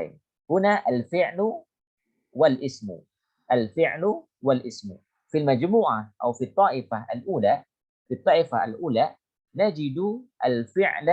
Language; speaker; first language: Arabic; non-native, fluent; Indonesian